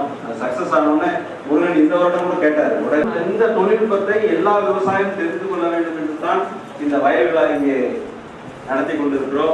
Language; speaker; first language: Tamil; native; Tamil